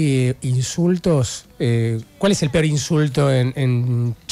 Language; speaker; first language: Spanish; native; Spanish